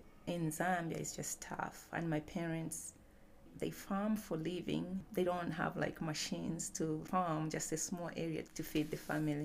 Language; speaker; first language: English; non-native, local second language; Bemba